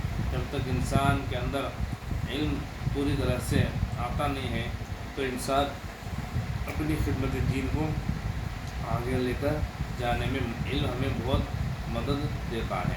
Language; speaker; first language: Urdu; native; Urdu